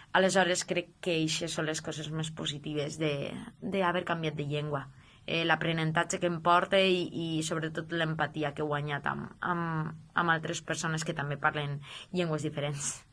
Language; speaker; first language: Catalan; non-native, local second language; Spanish